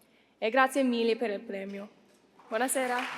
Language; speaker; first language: Italian; non-native, learner; English